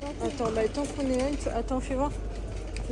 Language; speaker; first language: French; native; French